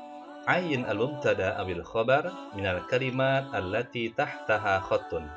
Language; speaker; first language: Arabic; non-native, fluent; Indonesian